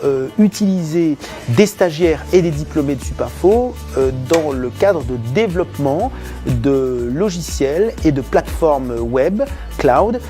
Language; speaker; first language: French; native; French